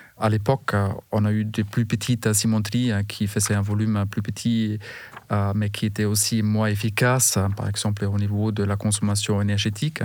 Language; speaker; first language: French; non-native, fluent; German